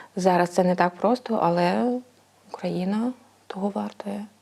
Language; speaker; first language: Ukrainian; native; Ukrainian